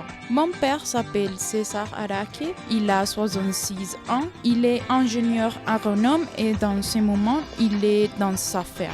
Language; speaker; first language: French; non-native, learner; Spanish